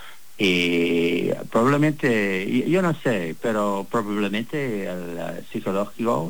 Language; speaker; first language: Spanish; non-native, learner; English